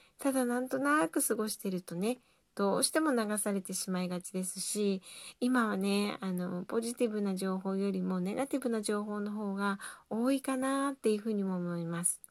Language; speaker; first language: Japanese; native; Japanese